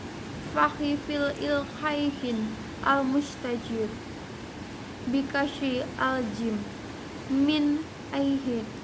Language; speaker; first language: Arabic; non-native, learner; Indonesian